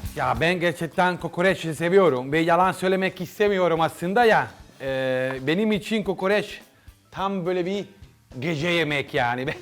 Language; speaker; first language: Turkish; non-native, learner; Italian